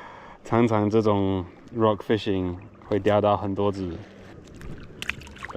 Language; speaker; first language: Chinese; non-native, fluent; English